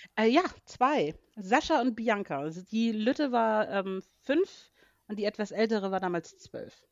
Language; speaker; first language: German; native; German